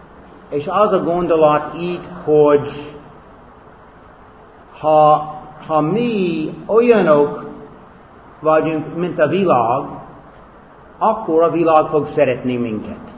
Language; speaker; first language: Hungarian; non-native, fluent; English